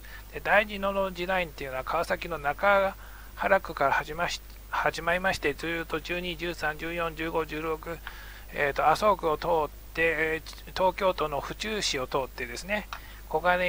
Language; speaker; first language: Japanese; native; Japanese